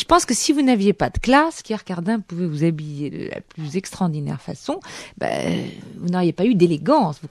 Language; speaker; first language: French; native; French